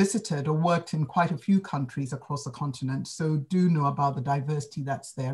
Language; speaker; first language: English; non-native, local second language; Akan